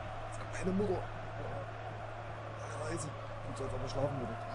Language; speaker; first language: German; native; German